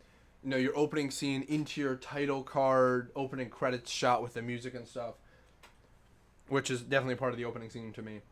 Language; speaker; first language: English; native; English